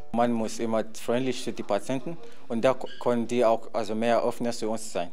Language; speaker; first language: German; non-native, learner; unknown